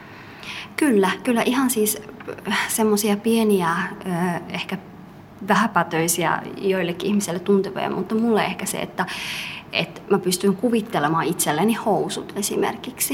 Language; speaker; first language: Finnish; early bilingual, other home language; Somali